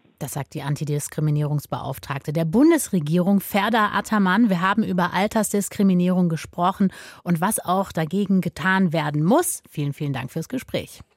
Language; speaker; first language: German; native; German